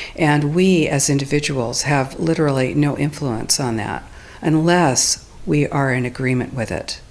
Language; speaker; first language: English; native; English